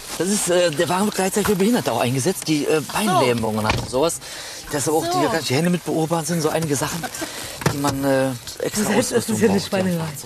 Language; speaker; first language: German; native; German